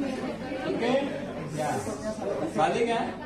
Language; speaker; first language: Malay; non-native, fluent; Bangla